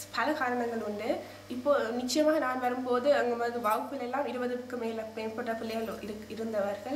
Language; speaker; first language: Tamil; early bilingual, heritage; Tamil